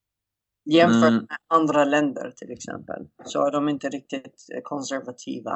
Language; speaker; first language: Swedish; non-native, fluent; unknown